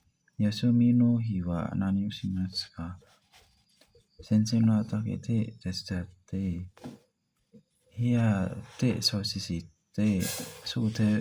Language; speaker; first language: Japanese; non-native, learner; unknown